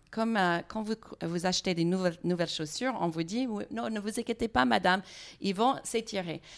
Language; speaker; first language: French; non-native, fluent; English